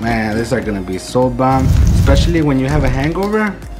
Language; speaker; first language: English; early bilingual, other home language; Spanish